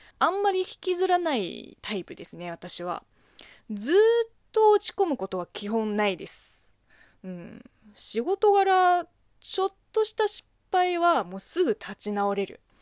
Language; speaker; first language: Japanese; non-native, fluent; Chinese